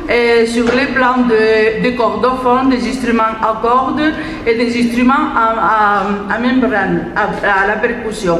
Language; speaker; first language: French; non-native, fluent; Spanish